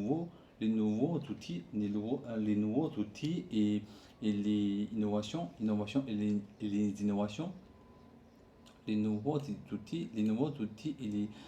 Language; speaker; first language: French; non-native, learner; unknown